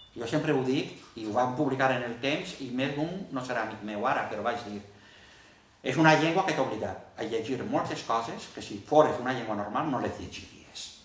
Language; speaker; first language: Catalan; early bilingual, heritage; Catalan